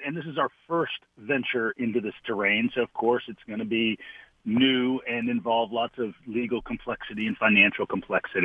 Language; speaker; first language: English; native; English